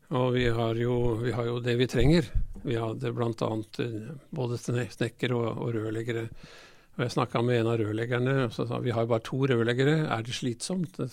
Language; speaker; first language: Norwegian; native; Norwegian